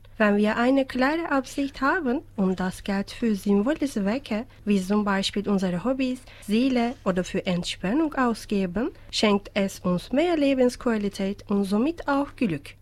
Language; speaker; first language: German; non-native, fluent; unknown